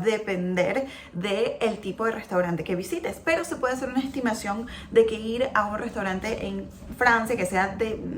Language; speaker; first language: Spanish; native; Spanish